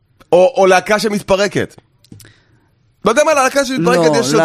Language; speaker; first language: Hebrew; native; Hebrew